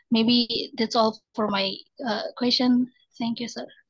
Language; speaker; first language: English; non-native, learner; Indonesian